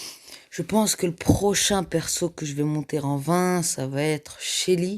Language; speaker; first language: French; native; French